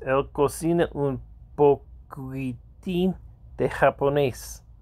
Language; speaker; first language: Spanish; non-native, learner; English